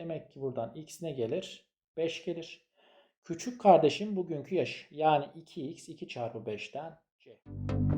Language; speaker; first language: Turkish; native; Turkish